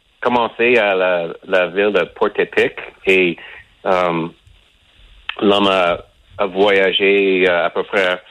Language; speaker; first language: French; non-native, local second language; English